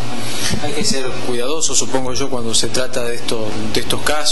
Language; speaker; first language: Spanish; native; Spanish